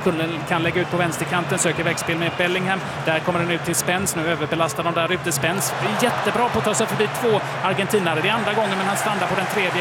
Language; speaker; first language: Swedish; native; Swedish